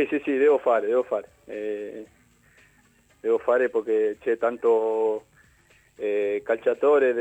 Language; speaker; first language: Italian; non-native, learner; Spanish